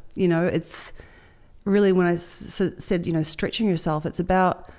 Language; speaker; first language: English; native; English